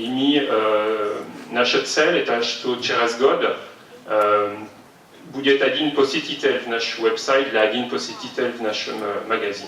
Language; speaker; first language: Russian; non-native, fluent; French